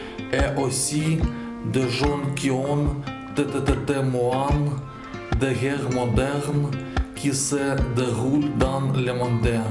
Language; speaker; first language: French; non-native, learner; Russian